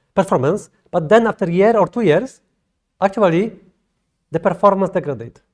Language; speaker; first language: English; non-native, fluent; Polish